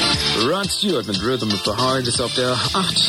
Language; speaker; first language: German; native; German